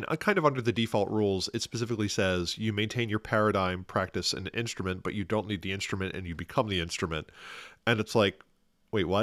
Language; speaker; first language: English; native; English